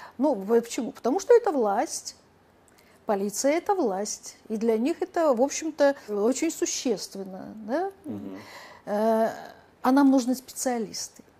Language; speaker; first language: Russian; native; Russian